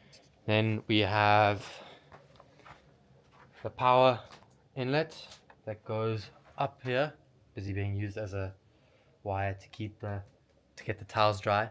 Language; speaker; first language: English; native; English